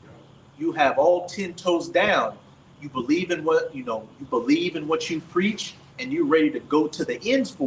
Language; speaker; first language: English; native; English